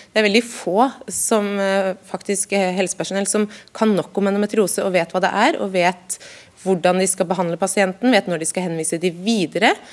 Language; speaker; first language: Norwegian; native; Norwegian